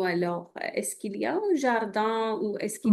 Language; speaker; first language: French; non-native, fluent; Hindi